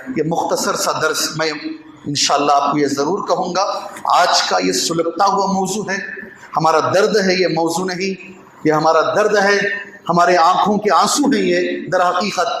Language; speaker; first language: Urdu; native; Urdu